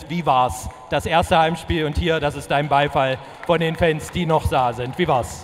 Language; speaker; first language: German; native; German